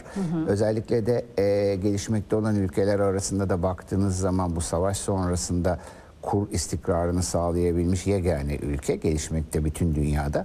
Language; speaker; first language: Turkish; native; Turkish